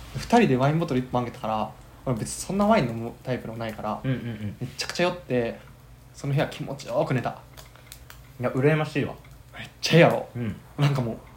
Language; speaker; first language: Japanese; native; Japanese